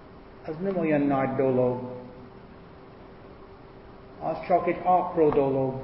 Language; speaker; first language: Hungarian; non-native, fluent; English